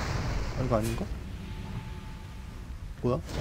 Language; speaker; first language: Korean; native; Korean